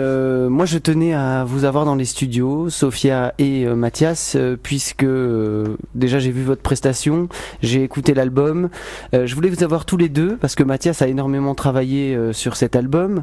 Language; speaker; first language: French; native; French